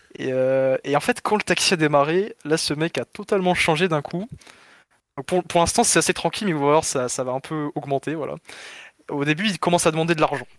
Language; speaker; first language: French; native; French